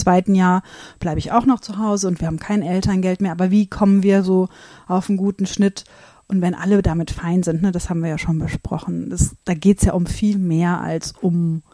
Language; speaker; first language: German; native; German